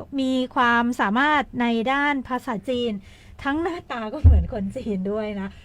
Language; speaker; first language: Thai; native; Thai